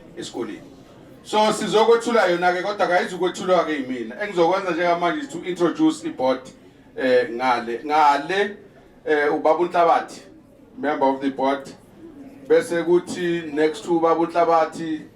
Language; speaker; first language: Zulu; native; Zulu